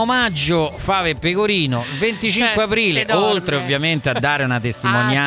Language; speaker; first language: Italian; native; Italian